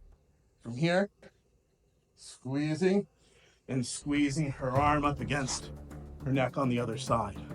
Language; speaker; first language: English; native; English